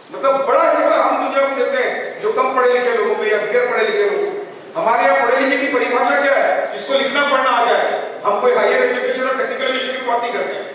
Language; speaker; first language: Hindi; non-native, local second language; Urdu